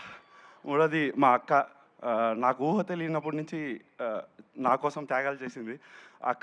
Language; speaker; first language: Telugu; native; Telugu